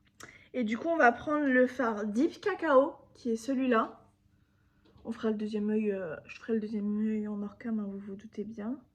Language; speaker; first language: French; native; French